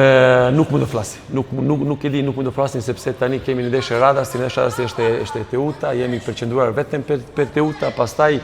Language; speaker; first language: Albanian; non-native, learner; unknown